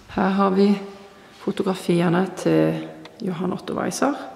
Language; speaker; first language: Norwegian; non-native, fluent; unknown